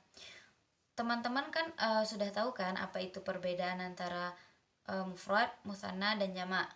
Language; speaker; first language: Indonesian; native; Indonesian